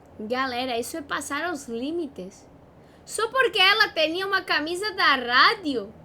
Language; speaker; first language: Portuguese; non-native, fluent; Spanish